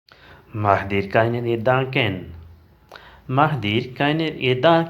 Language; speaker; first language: German; non-native, learner; Urdu